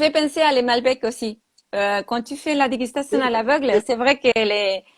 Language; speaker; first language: French; non-native, fluent; Spanish